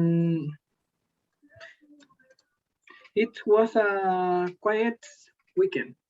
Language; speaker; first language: English; non-native, learner; Spanish